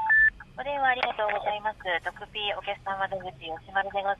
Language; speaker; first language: Japanese; native; Japanese